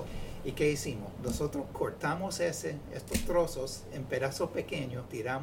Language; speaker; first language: Spanish; non-native, fluent; English